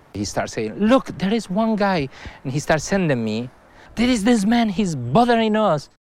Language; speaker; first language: English; non-native, fluent; Spanish